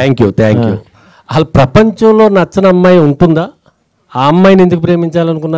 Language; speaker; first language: Telugu; native; Telugu